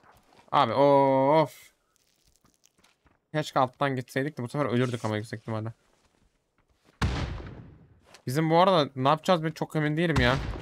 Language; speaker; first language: Turkish; native; Turkish